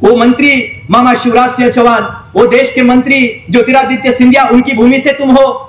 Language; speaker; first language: Hindi; non-native, local second language; Marathi